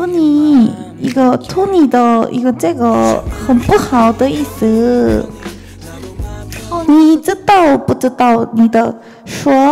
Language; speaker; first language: Chinese; non-native, learner; Korean